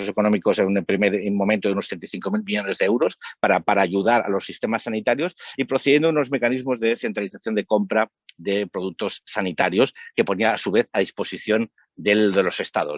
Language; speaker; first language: Spanish; native; Spanish